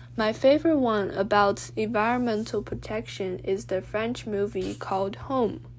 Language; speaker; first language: English; non-native, fluent; Chinese